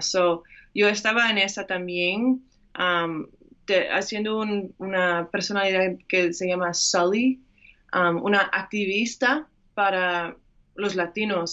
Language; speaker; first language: Spanish; early bilingual, heritage; English